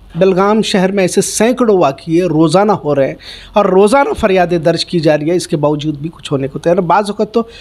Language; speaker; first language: Hindi; non-native, local second language; Urdu